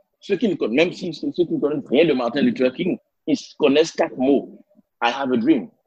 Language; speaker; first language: French; non-native, local second language; Spanish